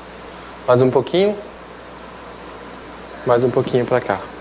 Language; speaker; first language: Portuguese; non-native, fluent; French